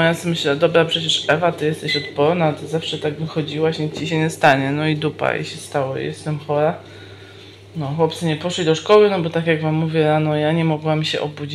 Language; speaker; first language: Polish; native; Polish